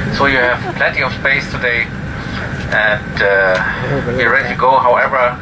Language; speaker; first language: English; non-native, fluent; German